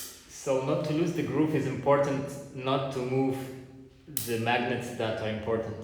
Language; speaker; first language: English; non-native, fluent; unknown